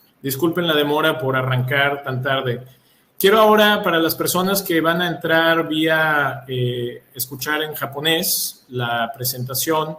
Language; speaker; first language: Spanish; native; Spanish